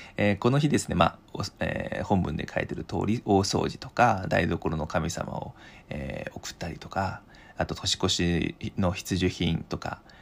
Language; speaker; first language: Japanese; non-native, fluent; Chinese